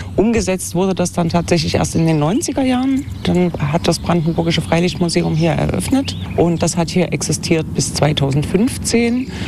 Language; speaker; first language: German; native; German